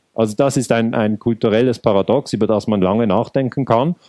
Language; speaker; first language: German; native; German